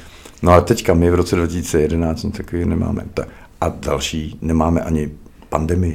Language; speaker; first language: Czech; native; Czech